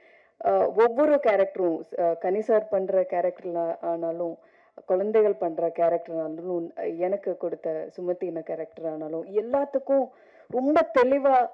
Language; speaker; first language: Tamil; non-native, fluent; Malayalam